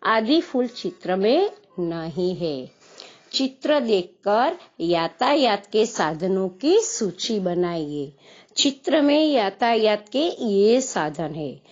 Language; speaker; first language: Hindi; non-native, local second language; Gujarati